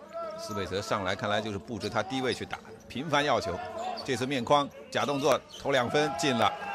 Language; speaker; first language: Chinese; native; Chinese